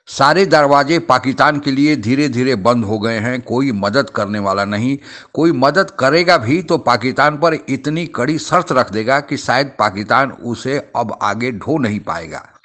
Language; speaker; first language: Hindi; native; Hindi